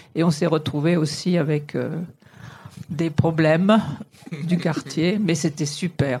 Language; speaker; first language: French; native; French